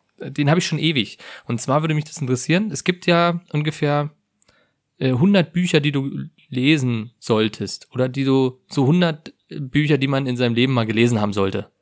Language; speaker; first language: German; native; German